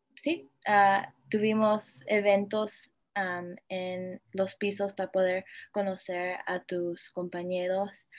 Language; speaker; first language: Spanish; early bilingual, heritage; Spanish